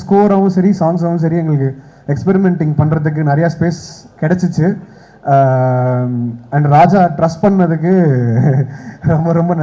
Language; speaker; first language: Tamil; native; Tamil